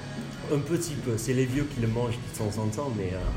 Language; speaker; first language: French; non-native, learner; English